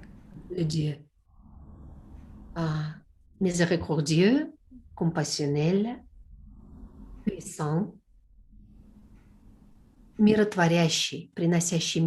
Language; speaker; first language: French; non-native, learner; Russian